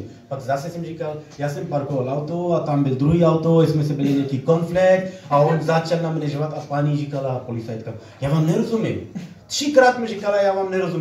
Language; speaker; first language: Czech; non-native, learner; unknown